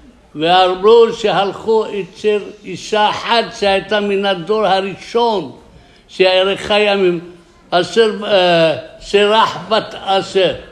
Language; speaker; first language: Hebrew; non-native, fluent; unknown